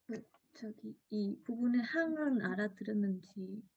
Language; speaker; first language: Korean; non-native, fluent; Vietnamese